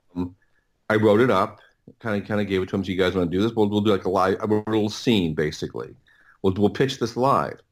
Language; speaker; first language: English; native; English